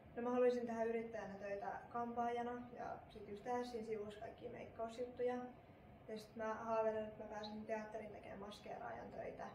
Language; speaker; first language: Finnish; native; Finnish